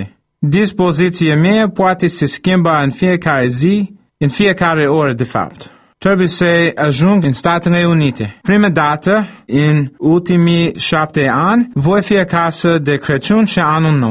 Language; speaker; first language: Romanian; non-native, fluent; English